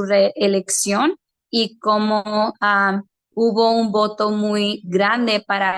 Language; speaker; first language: Spanish; early bilingual, heritage; Spanish